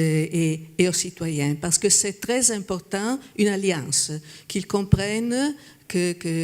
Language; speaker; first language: French; non-native, fluent; Italian